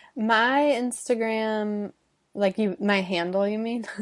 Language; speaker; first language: English; native; English